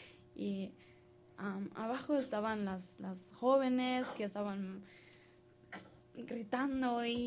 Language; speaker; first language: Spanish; non-native, learner; English